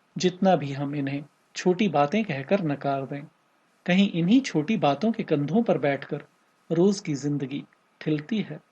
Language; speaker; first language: Hindi; native; Hindi